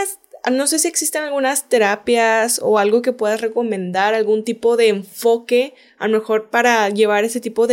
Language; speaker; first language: Spanish; native; Spanish